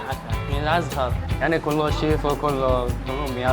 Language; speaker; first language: Arabic; non-native, fluent; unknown